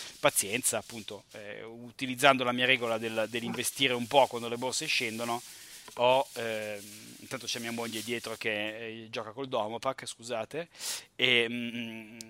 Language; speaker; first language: Italian; native; Italian